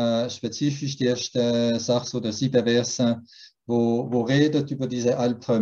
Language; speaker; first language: German; early bilingual, heritage; German